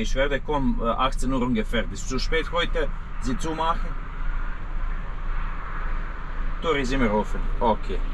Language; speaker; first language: German; non-native, learner; Croatian